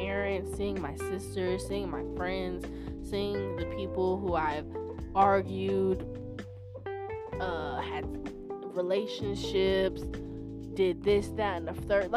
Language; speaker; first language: English; native; English